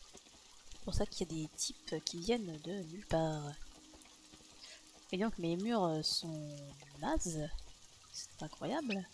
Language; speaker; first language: French; native; French